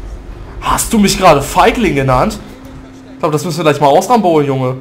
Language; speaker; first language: German; native; German